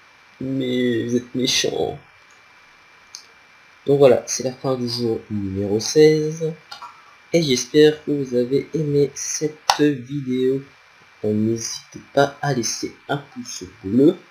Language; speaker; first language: French; native; French